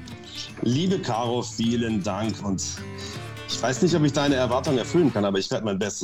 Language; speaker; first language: German; native; German